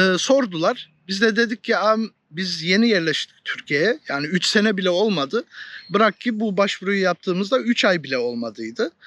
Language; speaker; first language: Turkish; native; Turkish